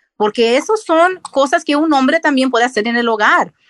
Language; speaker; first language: Spanish; early bilingual, heritage; Spanish